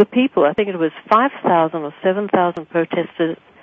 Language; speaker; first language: English; native; English